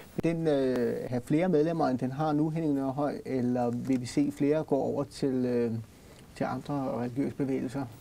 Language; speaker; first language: Danish; native; Danish